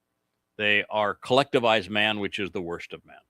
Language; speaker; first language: English; native; English